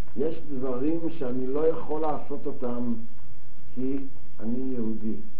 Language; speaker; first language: Hebrew; native; Hebrew